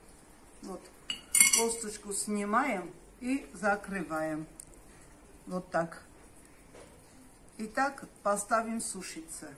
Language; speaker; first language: Russian; non-native, fluent; Armenian